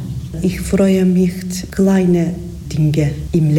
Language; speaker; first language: German; non-native, learner; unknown